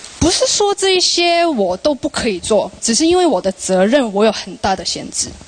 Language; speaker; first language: Chinese; non-native, local second language; Cantonese